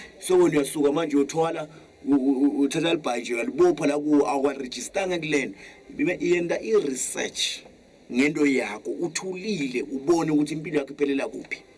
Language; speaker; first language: Zulu; native; Zulu